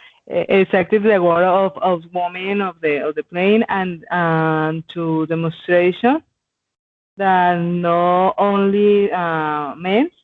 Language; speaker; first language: English; non-native, learner; Spanish